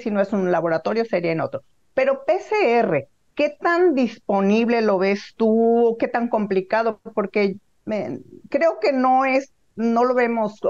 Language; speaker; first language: Spanish; native; Spanish